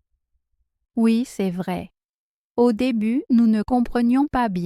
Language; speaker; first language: French; native; French